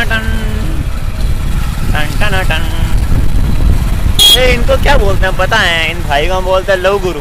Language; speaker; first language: Hindi; native; Hindi